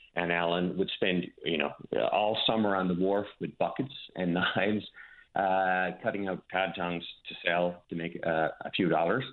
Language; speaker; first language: English; native; English